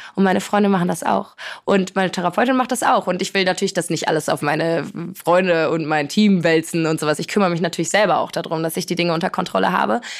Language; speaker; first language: German; early bilingual, other home language; Polish